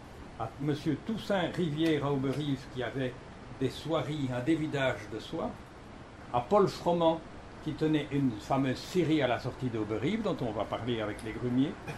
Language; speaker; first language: French; native; French